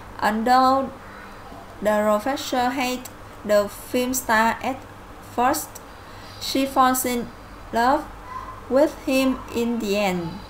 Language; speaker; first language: English; non-native, fluent; Vietnamese